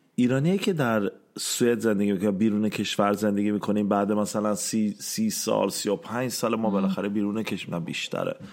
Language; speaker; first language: Persian; early bilingual, heritage; Persian